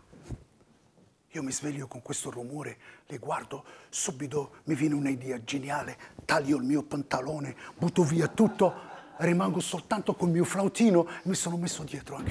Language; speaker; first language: Italian; non-native, fluent; Riffian